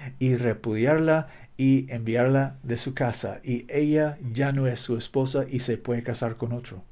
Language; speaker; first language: Spanish; non-native, learner; English